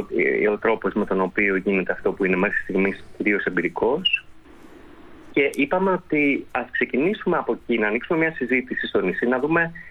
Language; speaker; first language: Greek; native; Greek